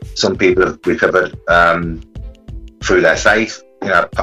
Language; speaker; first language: English; native; English